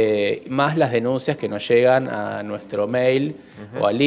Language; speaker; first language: Spanish; native; Spanish